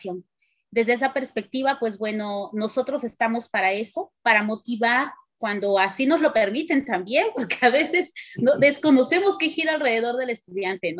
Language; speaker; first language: Spanish; native; Spanish